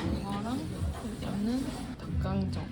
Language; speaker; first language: Korean; native; Korean